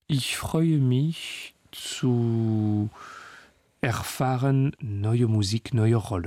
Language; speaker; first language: German; non-native, fluent; French